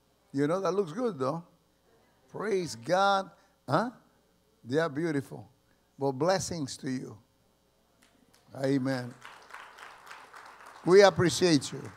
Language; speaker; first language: English; early bilingual, other home language; Spanish